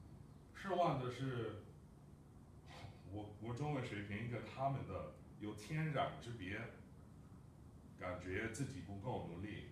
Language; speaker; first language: Chinese; non-native, fluent; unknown